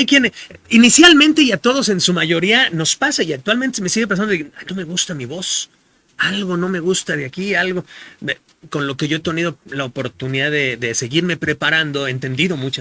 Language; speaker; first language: Spanish; native; Spanish